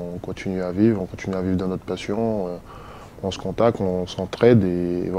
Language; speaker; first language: French; native; French